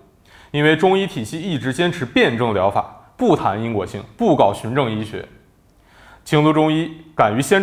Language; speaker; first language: Chinese; native; Chinese